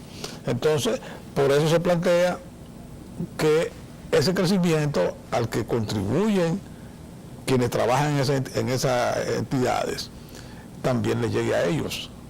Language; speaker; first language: Spanish; native; Spanish